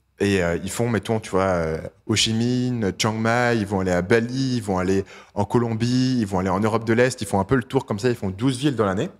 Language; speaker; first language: French; native; French